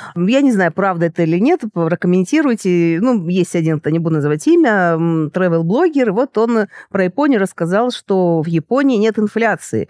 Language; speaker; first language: Russian; native; Russian